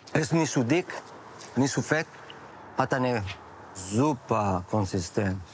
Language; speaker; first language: German; non-native, learner; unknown